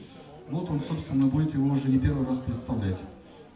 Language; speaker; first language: Russian; native; Russian